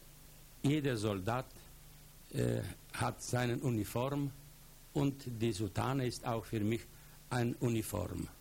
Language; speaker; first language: German; non-native, fluent; Polish